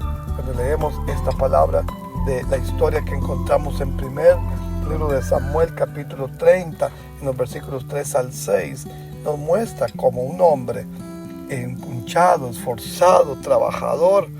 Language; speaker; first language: Spanish; native; Spanish